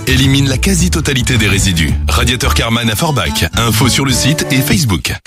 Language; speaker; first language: French; native; French